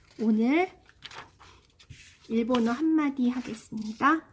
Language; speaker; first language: Korean; native; Korean